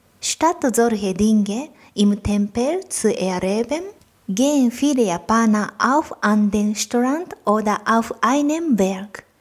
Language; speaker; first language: German; non-native, fluent; Japanese